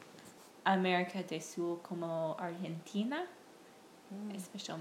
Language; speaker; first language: Spanish; non-native, learner; English